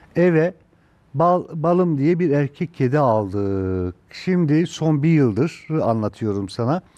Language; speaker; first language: Turkish; native; Turkish